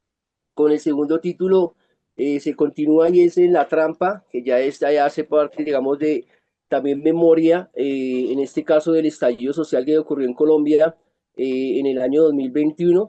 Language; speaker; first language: Spanish; native; Spanish